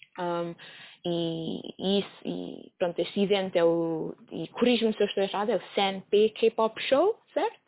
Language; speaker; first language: Portuguese; non-native, local second language; Kabuverdianu